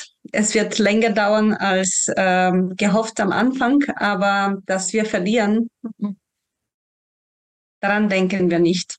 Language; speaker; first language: German; non-native, fluent; Ukrainian